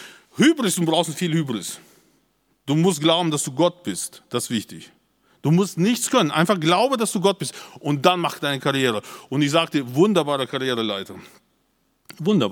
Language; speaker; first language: German; native; German